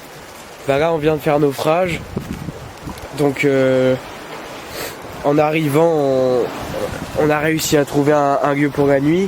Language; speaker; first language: French; native; French